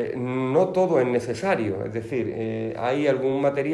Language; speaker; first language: Spanish; native; Spanish